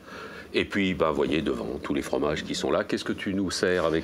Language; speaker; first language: French; native; French